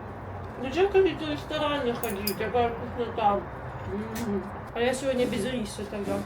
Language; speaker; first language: Russian; native; Russian